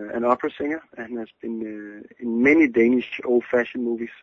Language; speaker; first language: English; non-native, fluent; Danish